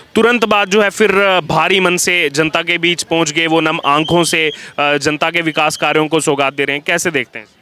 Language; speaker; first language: Hindi; native; Hindi